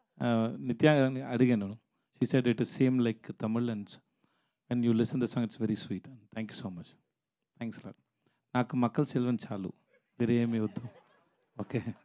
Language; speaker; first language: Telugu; non-native, learner; Tamil